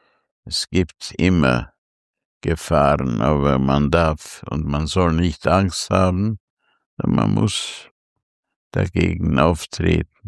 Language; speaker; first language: German; non-native, fluent; Hungarian